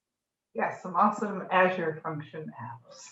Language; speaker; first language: English; native; English